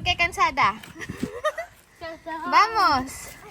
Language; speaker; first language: Spanish; non-native, learner; Filipino